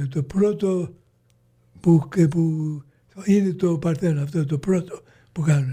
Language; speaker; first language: Greek; early bilingual, other home language; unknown